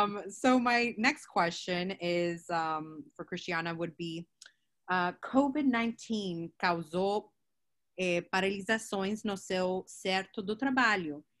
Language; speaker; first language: Portuguese; non-native, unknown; English